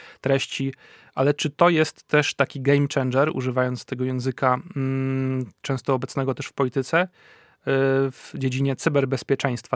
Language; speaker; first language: Polish; native; Polish